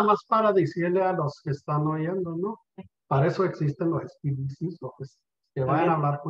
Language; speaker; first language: Spanish; early bilingual, heritage; Spanish